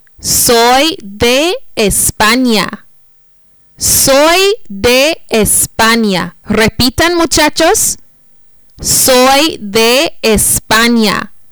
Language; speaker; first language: Spanish; non-native, fluent; English